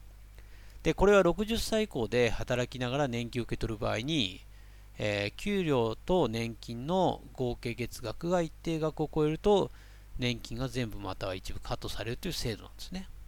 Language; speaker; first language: Japanese; native; Japanese